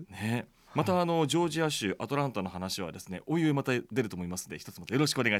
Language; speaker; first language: Japanese; native; Japanese